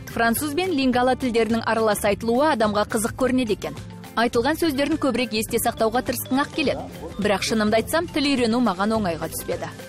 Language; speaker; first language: Kazakh; non-native, local second language; Russian